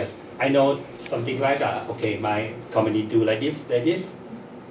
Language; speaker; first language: English; non-native, learner; Thai